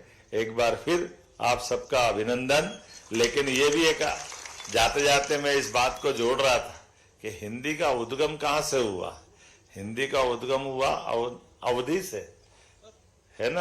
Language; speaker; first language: Hindi; native; Hindi